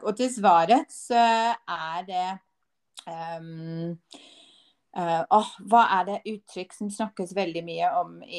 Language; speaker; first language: Norwegian; non-native, fluent; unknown